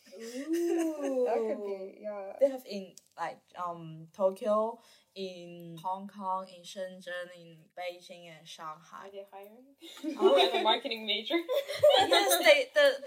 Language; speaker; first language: English; non-native, learner; Chinese